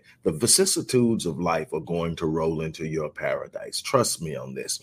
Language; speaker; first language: English; native; English